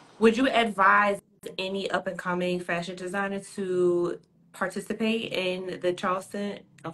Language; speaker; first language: English; native; English